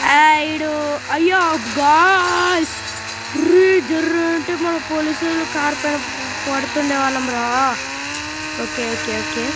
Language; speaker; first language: Telugu; native; Telugu